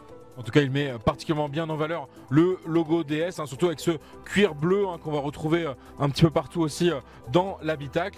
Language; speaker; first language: French; native; French